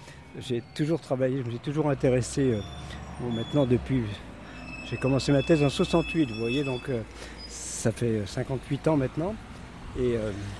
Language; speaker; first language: French; native; French